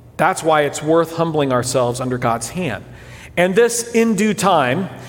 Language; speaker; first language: English; early bilingual, other home language; Portuguese